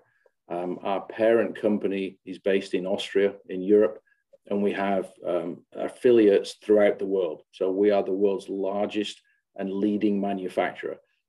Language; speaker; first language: English; native; English